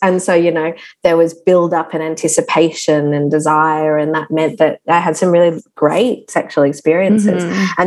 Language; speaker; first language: English; native; English